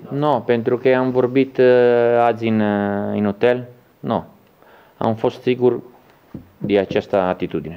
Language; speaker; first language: Romanian; non-native, learner; Italian